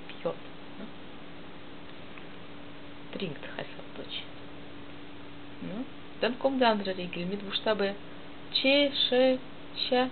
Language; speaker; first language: German; non-native, learner; Russian